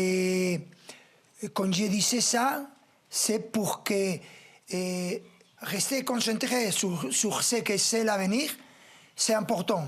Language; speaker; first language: French; non-native, fluent; Spanish